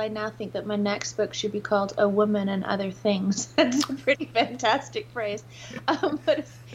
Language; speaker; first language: English; native; English